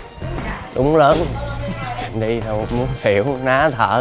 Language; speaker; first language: Vietnamese; native; Vietnamese